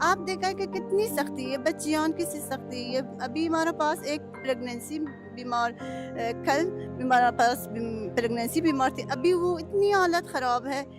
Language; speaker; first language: Hindi; non-native, learner; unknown